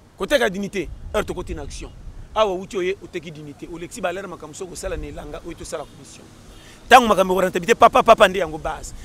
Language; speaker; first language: Lingala; non-native, local second language; Kongo